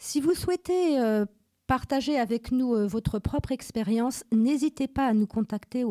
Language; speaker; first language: French; native; French